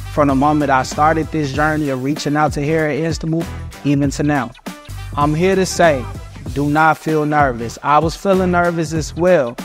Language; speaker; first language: English; native; English